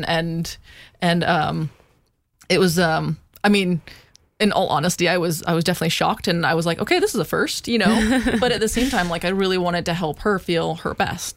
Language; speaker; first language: English; native; English